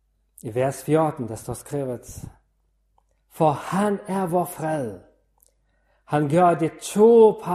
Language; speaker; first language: Danish; non-native, fluent; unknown